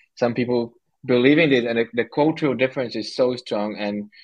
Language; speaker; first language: English; non-native, fluent; Portuguese